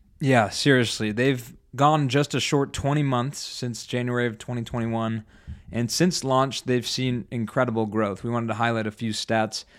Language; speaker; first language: English; native; English